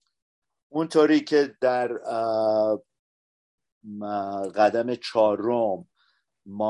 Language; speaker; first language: Persian; early bilingual, heritage; Persian